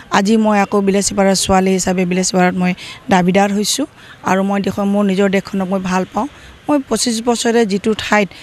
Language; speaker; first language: Assamese; native; Assamese